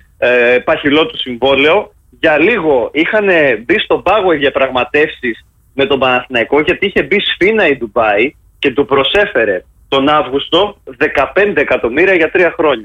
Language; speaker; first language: Greek; native; Greek